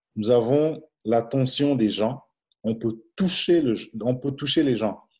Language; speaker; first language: French; non-native, local second language; Lingala